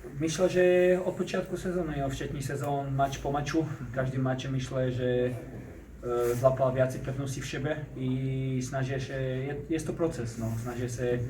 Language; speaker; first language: Polish; non-native, learner; Slovak